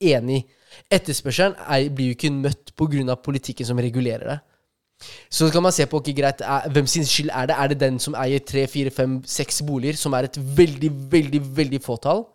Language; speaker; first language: Norwegian; early bilingual, other home language; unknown